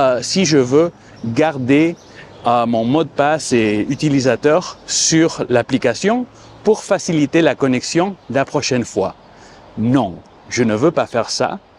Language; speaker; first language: French; non-native, fluent; Spanish